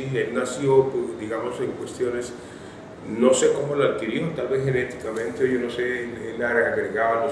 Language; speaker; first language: Spanish; native; Spanish